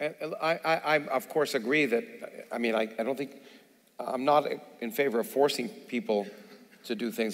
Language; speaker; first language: English; native; English